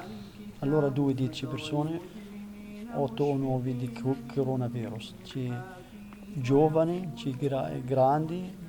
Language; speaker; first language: Italian; non-native, learner; Arabic